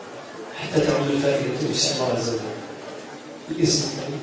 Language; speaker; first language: Arabic; native; Arabic